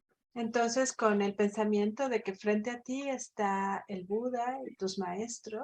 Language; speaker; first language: Spanish; native; Spanish